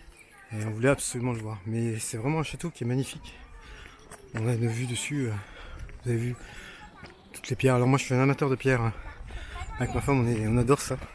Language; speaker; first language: French; native; French